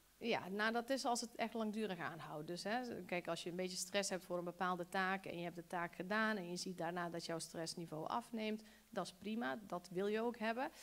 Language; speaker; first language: Dutch; early bilingual, other home language; Bosnian